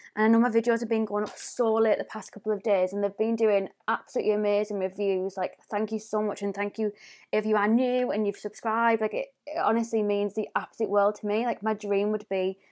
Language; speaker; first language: English; native; English